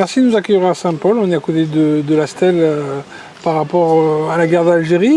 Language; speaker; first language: French; native; French